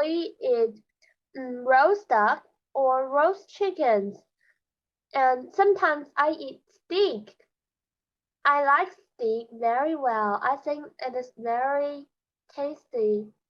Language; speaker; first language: English; non-native, learner; Chinese